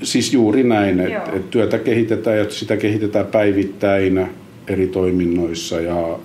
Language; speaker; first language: Finnish; native; Finnish